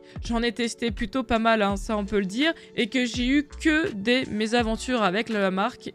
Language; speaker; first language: French; native; French